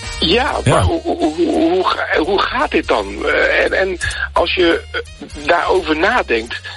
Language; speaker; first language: Dutch; native; Dutch